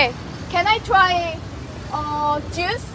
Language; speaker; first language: English; non-native, learner; Korean